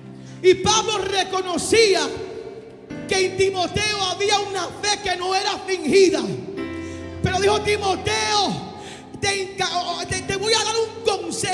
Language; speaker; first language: Spanish; native; Spanish